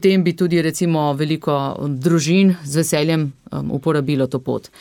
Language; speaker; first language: Slovenian; native; Slovenian